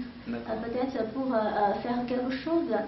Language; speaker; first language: French; non-native, fluent; Chinese